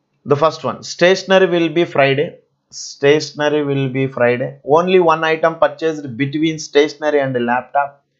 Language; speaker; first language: English; non-native, local second language; Telugu